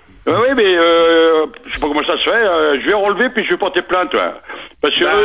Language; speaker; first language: French; native; French